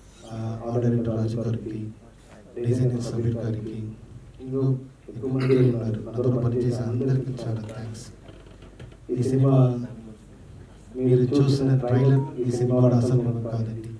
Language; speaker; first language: Telugu; non-native, learner; Tamil